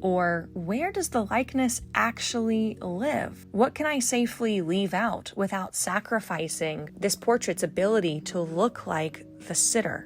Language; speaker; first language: English; native; English